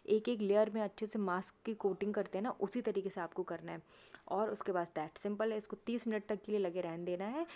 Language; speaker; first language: Hindi; native; Hindi